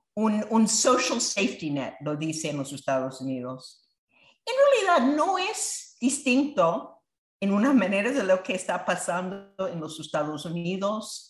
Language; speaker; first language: Spanish; non-native, fluent; English